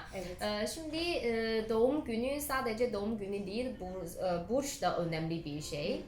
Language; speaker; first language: Turkish; non-native, fluent; Chinese